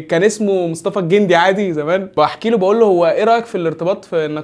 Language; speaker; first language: Arabic; native; Arabic